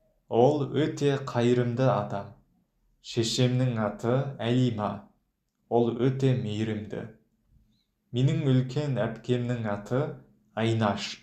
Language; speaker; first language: Kazakh; non-native, fluent; Mongolian